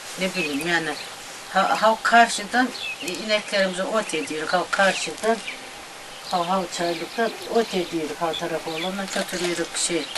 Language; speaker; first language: Turkish; native; Turkish